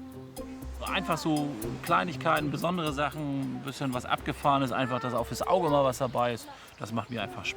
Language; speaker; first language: German; native; German